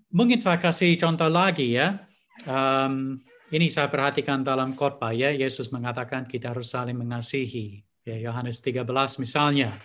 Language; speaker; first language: Indonesian; non-native, fluent; English